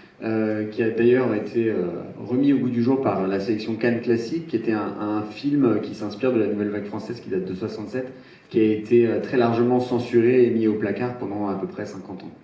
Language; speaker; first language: French; native; French